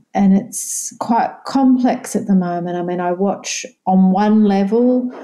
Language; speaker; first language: English; native; English